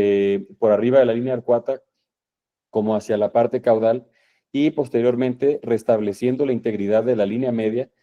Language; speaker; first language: Spanish; native; Spanish